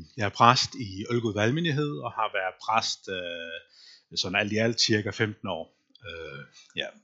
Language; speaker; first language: Danish; non-native, local second language; Faroese